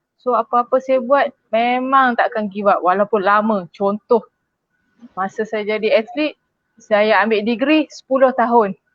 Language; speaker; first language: Malay; native; Malay